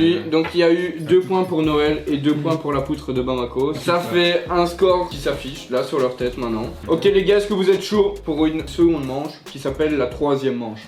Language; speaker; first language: French; native; French